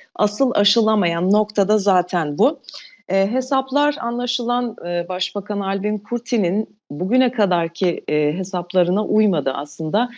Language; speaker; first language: Turkish; non-native, local second language; Albanian